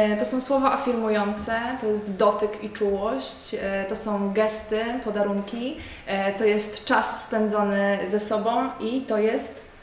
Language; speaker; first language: Polish; native; Polish